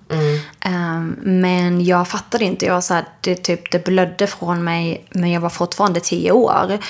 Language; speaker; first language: Swedish; early bilingual, other home language; Arabic